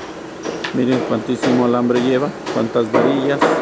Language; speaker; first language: Spanish; native; Spanish